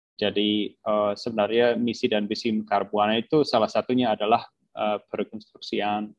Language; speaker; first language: Indonesian; non-native, fluent; English